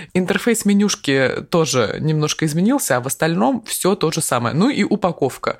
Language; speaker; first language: Russian; native; Russian